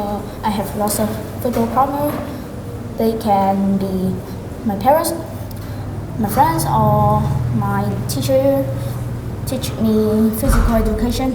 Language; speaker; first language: English; non-native, learner; Vietnamese